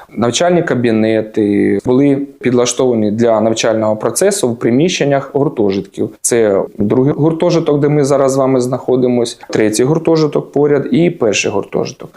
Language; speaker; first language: Ukrainian; native; Ukrainian